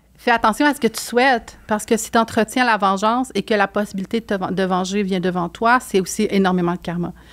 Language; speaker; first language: French; native; French